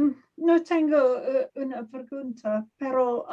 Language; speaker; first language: Spanish; non-native, learner; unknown